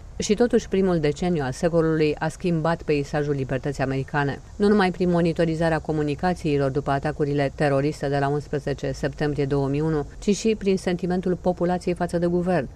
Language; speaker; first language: Romanian; native; Romanian